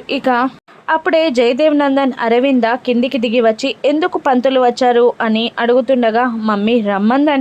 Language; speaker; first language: Telugu; native; Telugu